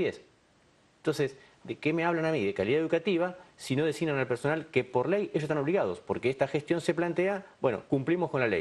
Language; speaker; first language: Spanish; native; Spanish